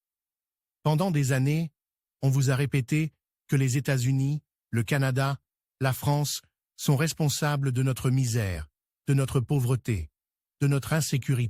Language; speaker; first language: French; non-native, local second language; Haitian Creole